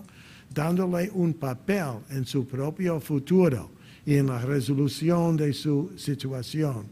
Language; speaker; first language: Spanish; non-native, fluent; English